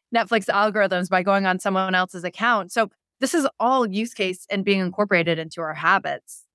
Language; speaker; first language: English; native; English